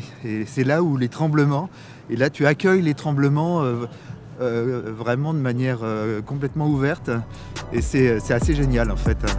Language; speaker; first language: French; native; French